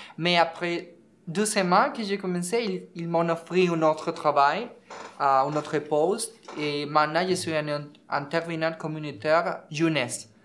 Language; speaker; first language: French; non-native, learner; Spanish